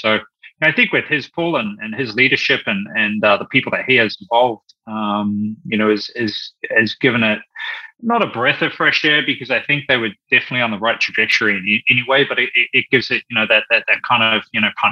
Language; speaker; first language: English; native; English